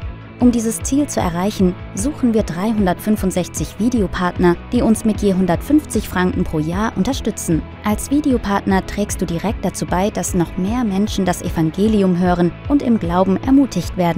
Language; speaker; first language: German; native; German